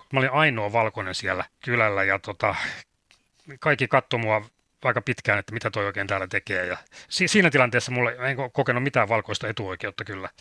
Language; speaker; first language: Finnish; native; Finnish